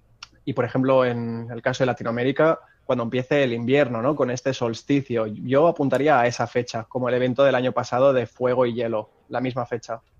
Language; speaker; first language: Spanish; native; Spanish